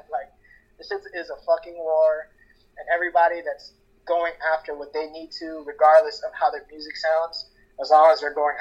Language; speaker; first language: English; early bilingual, other home language; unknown